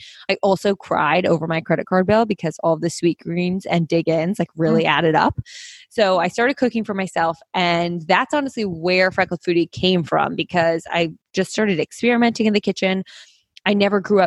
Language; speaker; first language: English; native; English